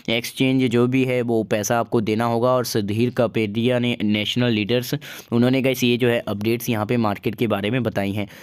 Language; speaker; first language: Hindi; native; Hindi